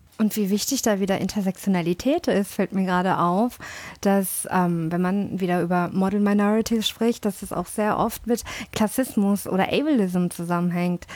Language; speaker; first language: German; early bilingual, other home language; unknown